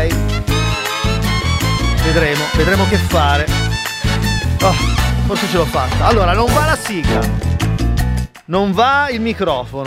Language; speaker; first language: Italian; native; Italian